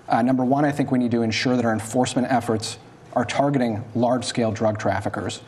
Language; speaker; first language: English; native; English